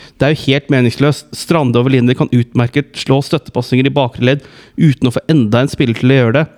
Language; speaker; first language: Norwegian; native; Norwegian